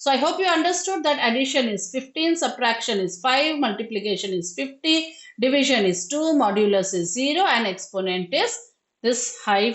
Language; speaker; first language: English; non-native, local second language; Hindi